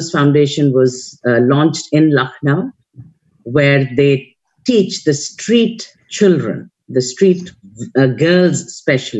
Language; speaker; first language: English; non-native, local second language; Hindi